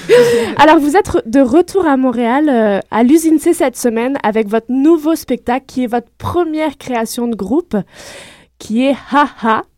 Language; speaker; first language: French; native; French